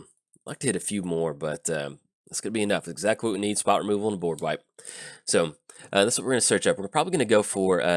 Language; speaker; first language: English; native; English